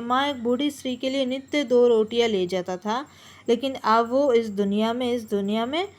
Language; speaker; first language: Hindi; non-native, local second language; Bangla